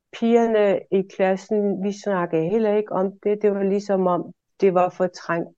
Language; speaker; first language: Danish; non-native, local second language; Kalaallisut